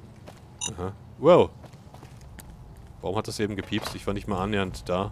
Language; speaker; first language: German; native; German